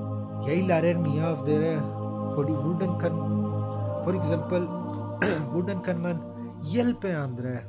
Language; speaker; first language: Norwegian; non-native, fluent; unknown